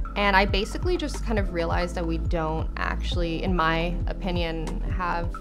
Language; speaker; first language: English; native; English